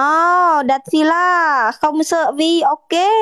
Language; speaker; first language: Vietnamese; non-native, learner; Indonesian